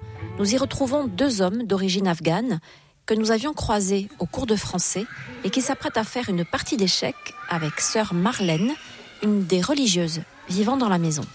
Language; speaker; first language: French; native; French